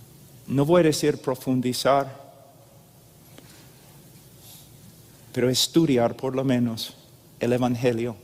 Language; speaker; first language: Spanish; non-native, fluent; English